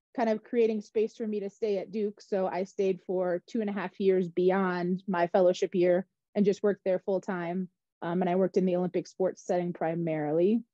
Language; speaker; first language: English; native; English